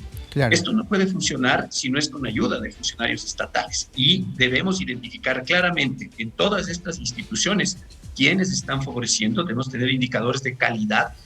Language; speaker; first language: Spanish; native; Spanish